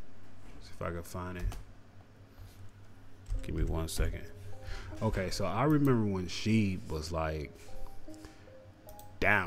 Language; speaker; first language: English; native; English